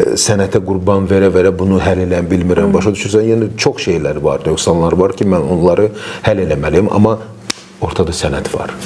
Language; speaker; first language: Azerbaijani; non-native, local second language; Russian